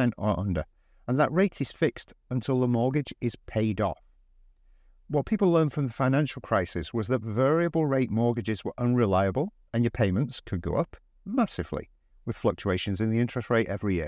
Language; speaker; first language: English; native; English